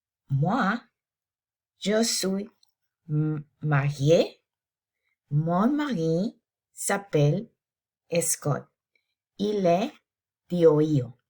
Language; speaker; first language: French; non-native, learner; English